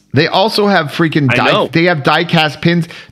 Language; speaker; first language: English; native; English